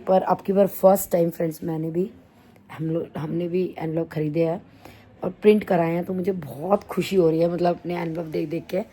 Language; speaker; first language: Hindi; native; Hindi